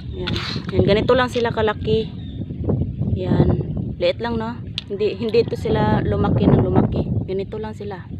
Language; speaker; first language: Filipino; non-native, local second language; Hiligaynon